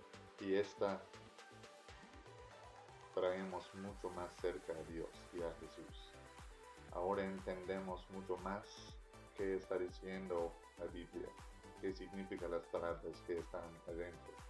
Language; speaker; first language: Spanish; non-native, learner; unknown